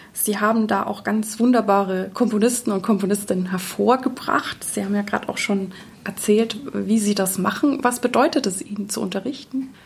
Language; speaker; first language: German; native; German